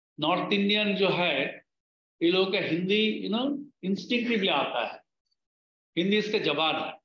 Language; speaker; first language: Hindi; non-native, local second language; Bangla